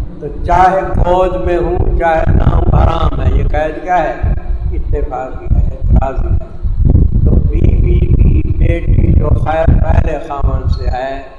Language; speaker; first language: Urdu; non-native, local second language; Punjabi